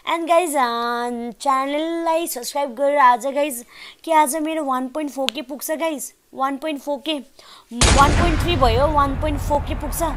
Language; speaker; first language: Hindi; non-native, local second language; Nepali